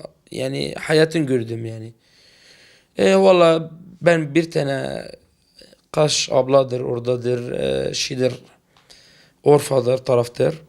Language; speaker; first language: Turkish; non-native, learner; Arabic